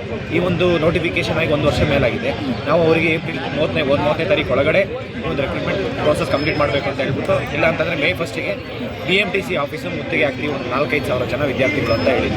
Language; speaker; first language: Kannada; native; Kannada